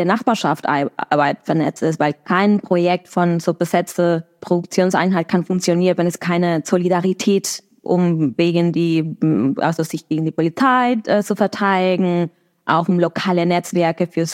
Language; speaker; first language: German; non-native, fluent; Spanish